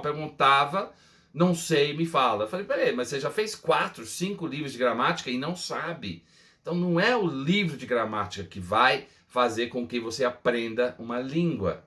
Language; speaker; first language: Portuguese; non-native, fluent; English